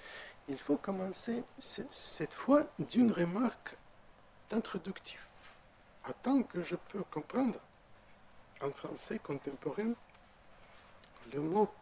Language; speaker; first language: French; non-native, fluent; Russian